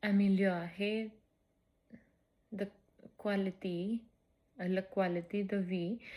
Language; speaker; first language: French; non-native, fluent; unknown